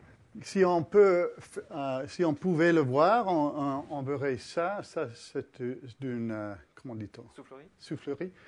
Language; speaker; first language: French; early bilingual, heritage; English